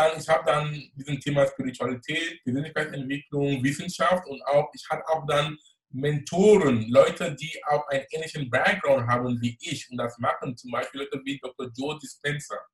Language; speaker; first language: German; non-native, fluent; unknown